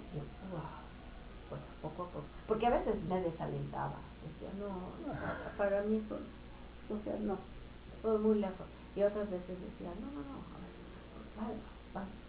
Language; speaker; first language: Spanish; native; Spanish